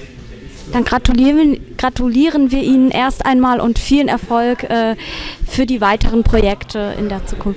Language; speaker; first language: German; native; German